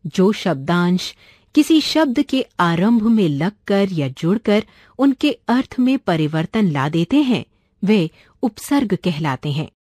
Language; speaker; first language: Hindi; non-native, local second language; Marathi